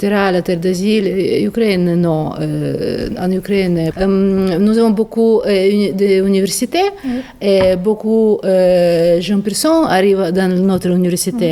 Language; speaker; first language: French; non-native, fluent; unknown